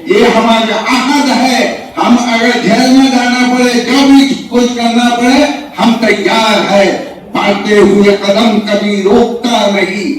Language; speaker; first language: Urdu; non-native, local second language; Bangla